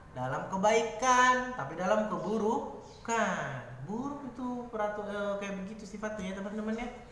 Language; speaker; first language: Indonesian; native; Indonesian